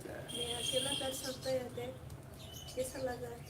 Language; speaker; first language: Hindi; non-native, local second language; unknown